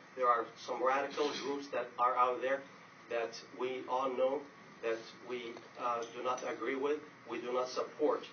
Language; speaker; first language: English; non-native, fluent; Arabic